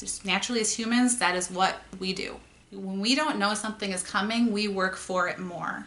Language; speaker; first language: English; native; English